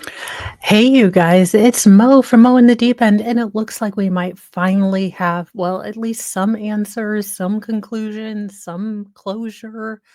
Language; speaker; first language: English; native; English